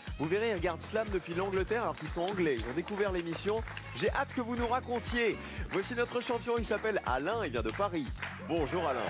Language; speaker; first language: French; native; French